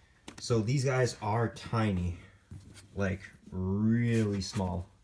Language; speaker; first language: English; native; English